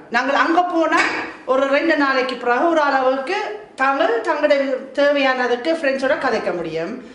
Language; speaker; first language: Tamil; non-native, fluent; German